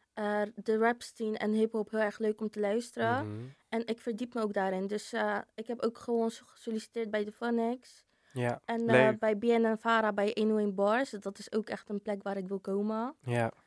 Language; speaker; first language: Dutch; early bilingual, other home language; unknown